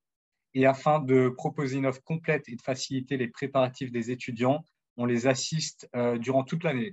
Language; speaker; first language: French; native; French